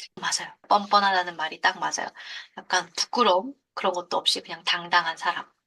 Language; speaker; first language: Korean; native; Korean